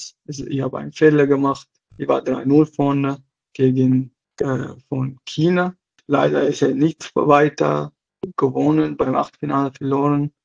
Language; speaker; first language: German; non-native, local second language; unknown